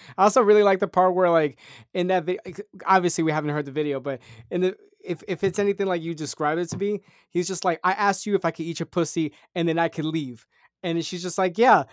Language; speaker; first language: English; native; English